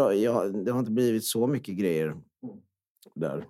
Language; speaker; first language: Swedish; non-native, local second language; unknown